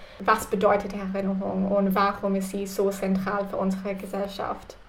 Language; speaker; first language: German; non-native, fluent; English